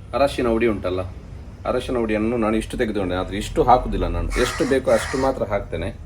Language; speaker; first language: Kannada; non-native, local second language; Tulu